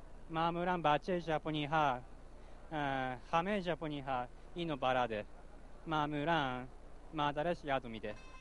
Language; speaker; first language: Persian; non-native, learner; Japanese